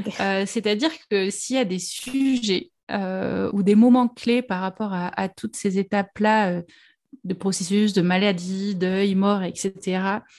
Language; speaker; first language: French; native; French